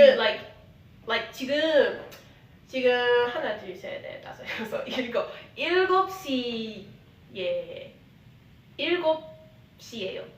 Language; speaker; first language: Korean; non-native, learner; English